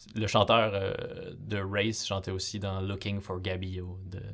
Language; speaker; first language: French; native; French